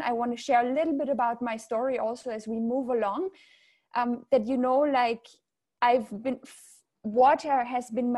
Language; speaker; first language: English; non-native, fluent; German